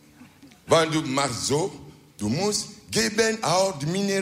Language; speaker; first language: Dutch; non-native, learner; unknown